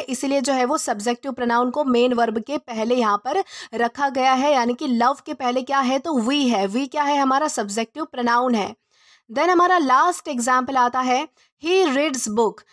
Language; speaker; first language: Hindi; native; Hindi